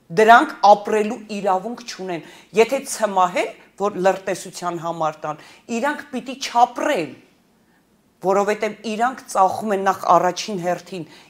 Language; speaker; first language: Armenian; early bilingual, heritage; Armenian